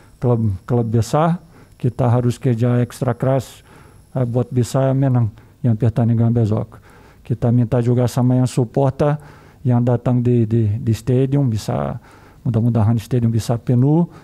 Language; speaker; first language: Indonesian; non-native, learner; Portuguese